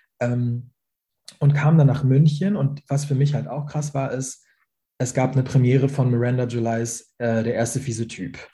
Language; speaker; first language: German; early bilingual, other home language; Persian